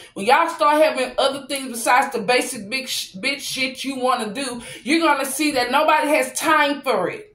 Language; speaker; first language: English; native; English